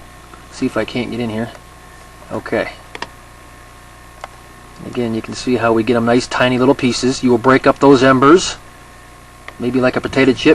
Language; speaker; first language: English; native; English